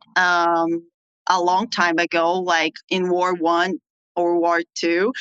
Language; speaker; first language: English; non-native, fluent; Portuguese